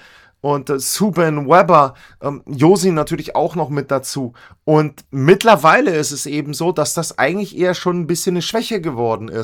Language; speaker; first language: German; native; German